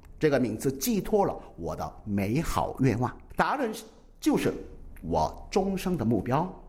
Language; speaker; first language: Chinese; non-native, fluent; Korean